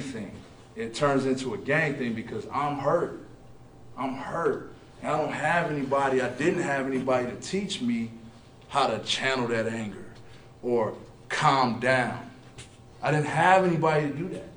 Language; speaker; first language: English; native; English